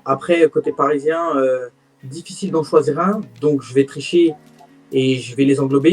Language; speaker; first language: French; native; French